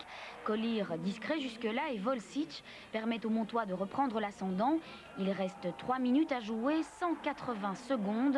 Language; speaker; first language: French; native; French